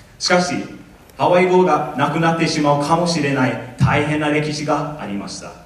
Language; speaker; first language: Japanese; non-native, fluent; English